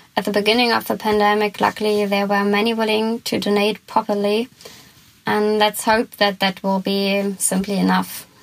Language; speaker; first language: English; non-native, fluent; German